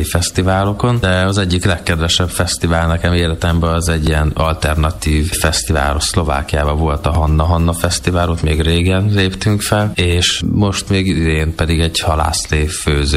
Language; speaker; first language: Hungarian; native; Hungarian